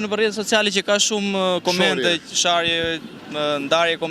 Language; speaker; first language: Albanian; native; Albanian